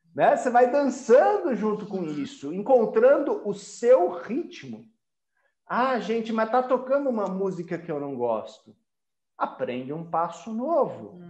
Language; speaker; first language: Portuguese; non-native, local second language; German